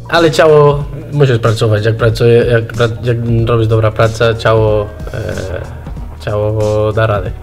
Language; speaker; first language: Polish; non-native, learner; Spanish